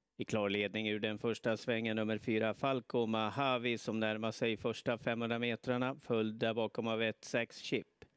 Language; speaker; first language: Swedish; native; Swedish